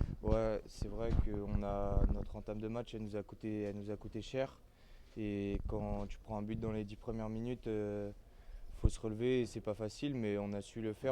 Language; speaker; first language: French; native; French